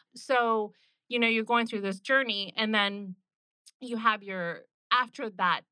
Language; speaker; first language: English; native; English